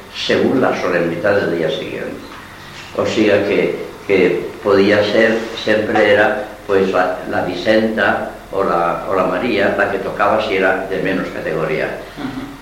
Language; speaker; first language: Spanish; non-native, local second language; Catalan